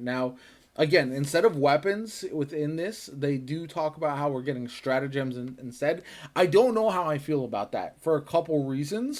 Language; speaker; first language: English; native; English